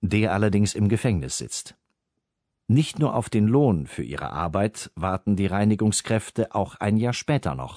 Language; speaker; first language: German; native; German